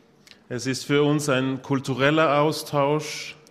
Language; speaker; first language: German; non-native, local second language; French